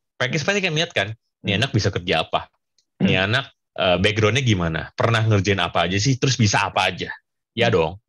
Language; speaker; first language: Indonesian; native; Indonesian